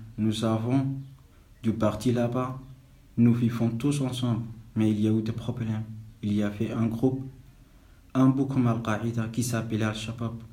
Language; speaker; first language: French; non-native, fluent; Somali